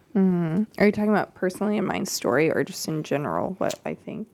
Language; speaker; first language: English; native; English